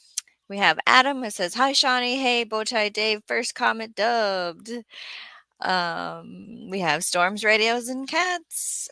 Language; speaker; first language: English; native; English